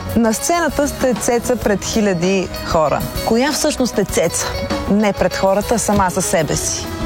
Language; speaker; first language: Bulgarian; native; Bulgarian